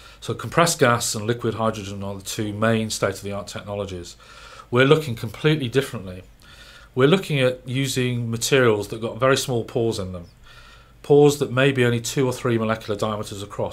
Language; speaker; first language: English; native; English